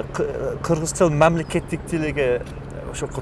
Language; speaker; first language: Kyrgyz; non-native, fluent; English